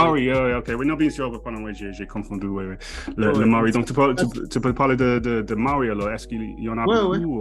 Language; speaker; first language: French; non-native, fluent; English